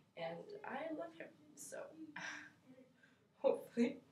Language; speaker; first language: English; native; English